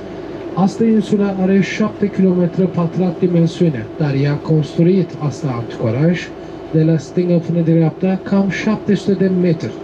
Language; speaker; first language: Romanian; non-native, learner; Turkish